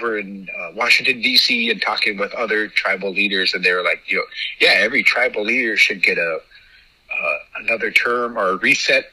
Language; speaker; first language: English; native; English